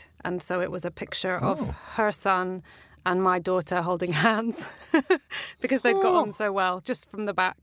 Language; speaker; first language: English; native; English